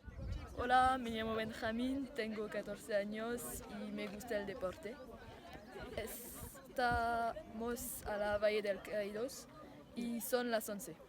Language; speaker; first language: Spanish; non-native, learner; French